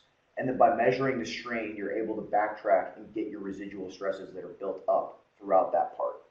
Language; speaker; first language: English; native; English